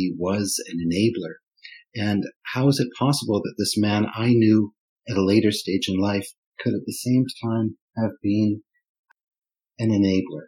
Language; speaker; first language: English; non-native, fluent; German